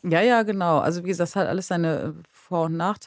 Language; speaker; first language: German; native; German